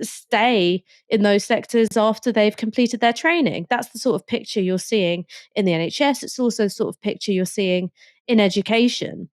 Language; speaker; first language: English; native; English